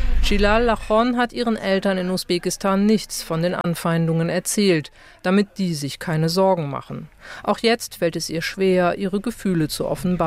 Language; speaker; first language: German; native; German